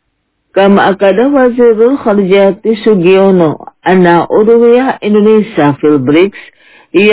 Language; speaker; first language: Arabic; non-native, fluent; Indonesian